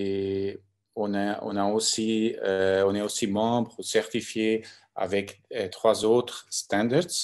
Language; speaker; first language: French; non-native, local second language; German